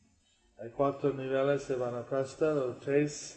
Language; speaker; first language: Spanish; non-native, learner; English